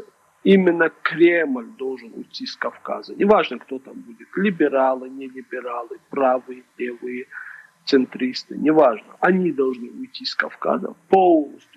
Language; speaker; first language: Russian; non-native, local second language; Chechen